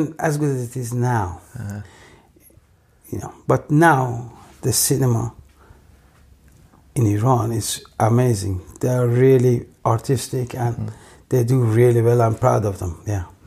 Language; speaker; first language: English; non-native, fluent; Persian